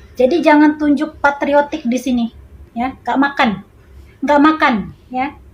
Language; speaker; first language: Indonesian; native; Indonesian